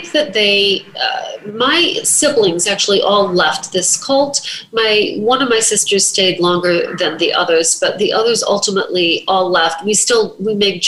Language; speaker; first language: English; native; English